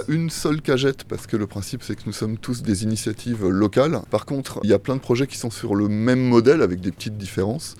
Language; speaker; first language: French; native; French